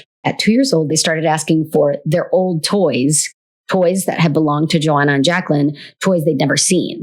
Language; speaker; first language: English; native; English